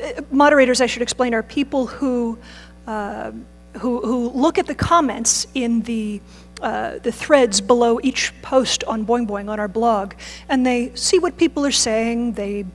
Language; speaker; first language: English; native; English